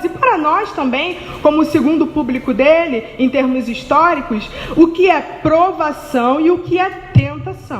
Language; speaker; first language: Portuguese; native; Portuguese